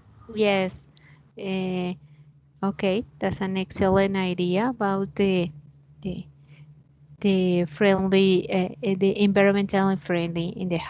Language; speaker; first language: English; non-native, learner; Spanish